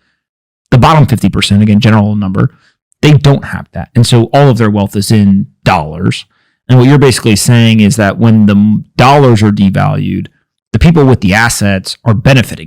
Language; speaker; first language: English; native; English